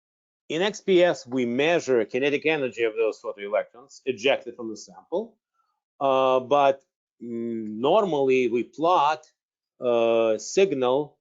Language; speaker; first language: English; non-native, fluent; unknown